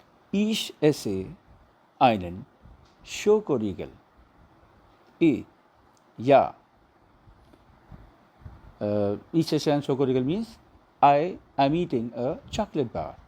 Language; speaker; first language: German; non-native, learner; Hindi